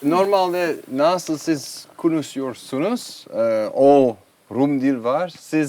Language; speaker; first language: Turkish; non-native, learner; Dutch